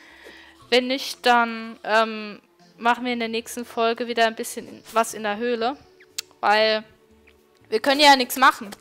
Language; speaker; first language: German; native; German